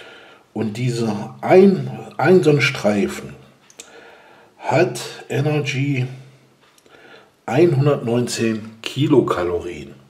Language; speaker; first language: German; native; German